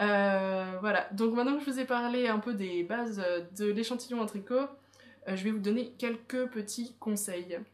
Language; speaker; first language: French; native; French